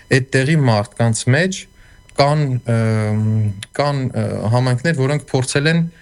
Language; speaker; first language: Armenian; native; Armenian